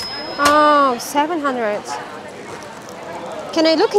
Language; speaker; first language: English; non-native, learner; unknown